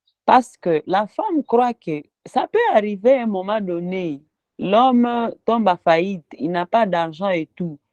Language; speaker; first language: French; non-native, local second language; Swahili